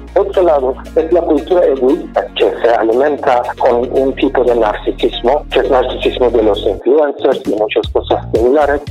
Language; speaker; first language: Spanish; non-native, fluent; Persian